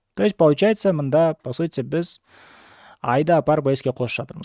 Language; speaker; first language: Russian; non-native, local second language; Kazakh